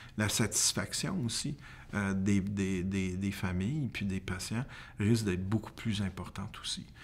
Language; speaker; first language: French; native; French